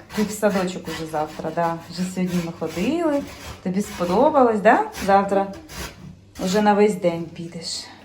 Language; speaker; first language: Ukrainian; native; Ukrainian